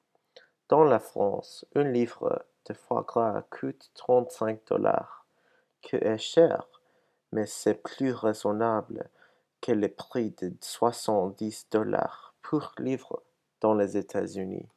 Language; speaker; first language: French; non-native, learner; English